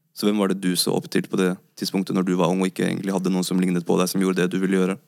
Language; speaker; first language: Norwegian; early bilingual, other home language; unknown